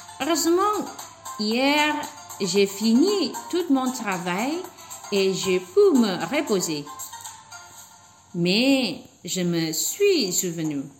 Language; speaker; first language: French; non-native, fluent; Indonesian